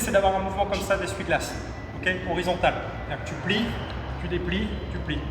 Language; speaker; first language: French; native; French